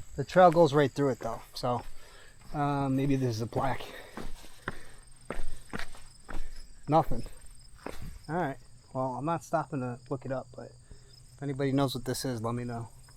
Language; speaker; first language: English; native; English